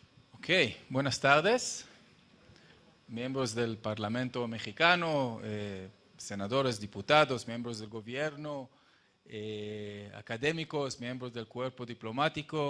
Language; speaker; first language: Spanish; non-native, fluent; Hebrew